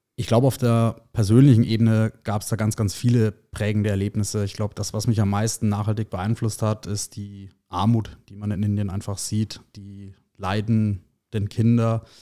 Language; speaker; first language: German; native; German